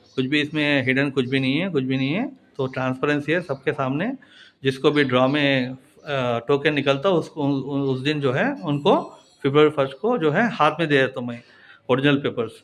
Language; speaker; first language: Hindi; non-native, local second language; Telugu